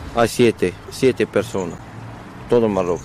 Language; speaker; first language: Spanish; non-native, learner; Arabic